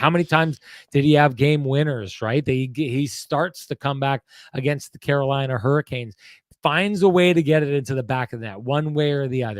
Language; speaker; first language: English; native; English